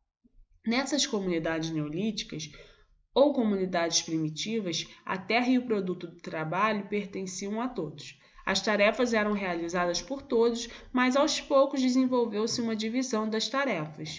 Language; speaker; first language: Portuguese; native; Portuguese